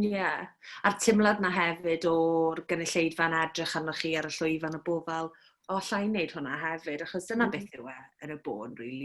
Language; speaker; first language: Welsh; native; Welsh